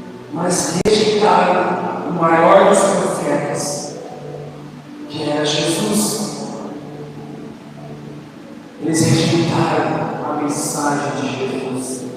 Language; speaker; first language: Portuguese; native; Portuguese